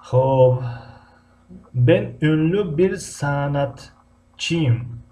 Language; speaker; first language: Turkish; non-native, fluent; Tajik